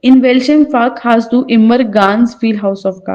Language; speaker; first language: German; non-native, fluent; Hindi